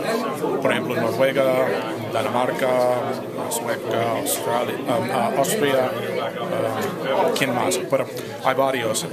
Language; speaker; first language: Spanish; non-native, fluent; English